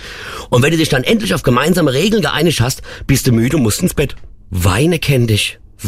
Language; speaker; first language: German; native; German